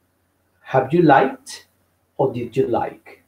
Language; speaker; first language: English; non-native, fluent; Spanish